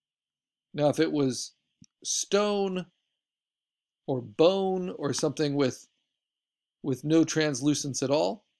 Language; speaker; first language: English; native; English